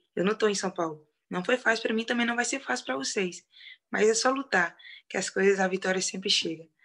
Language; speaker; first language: Portuguese; native; Portuguese